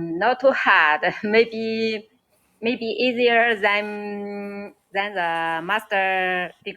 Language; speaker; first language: English; non-native, learner; Chinese